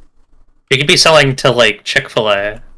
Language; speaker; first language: English; native; English